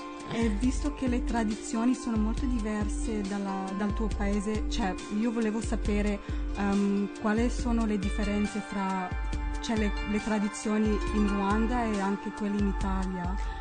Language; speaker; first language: Italian; non-native, fluent; English